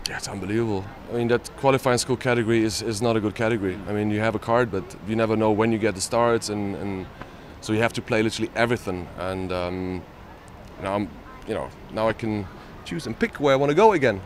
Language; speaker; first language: English; non-native, fluent; German